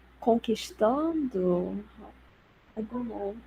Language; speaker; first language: English; non-native, learner; Portuguese